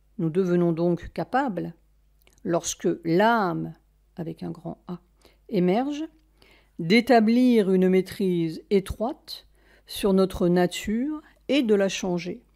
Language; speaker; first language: French; native; French